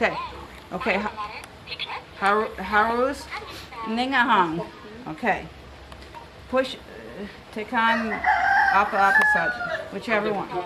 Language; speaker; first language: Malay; non-native, learner; English